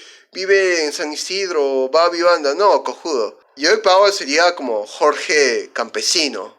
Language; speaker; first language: Spanish; native; Spanish